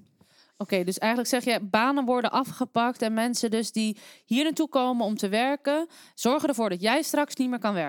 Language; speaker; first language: Dutch; native; Dutch